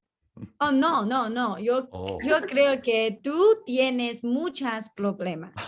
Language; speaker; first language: Spanish; non-native, learner; English